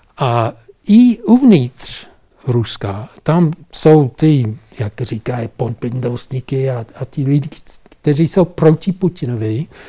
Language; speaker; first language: Czech; non-native, fluent; English